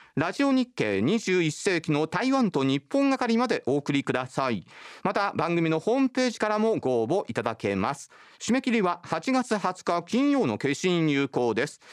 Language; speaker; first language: Japanese; native; Japanese